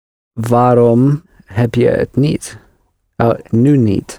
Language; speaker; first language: Dutch; non-native, learner; English